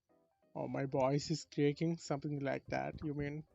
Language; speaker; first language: English; non-native, learner; Bangla